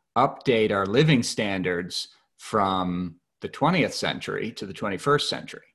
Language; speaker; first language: English; native; English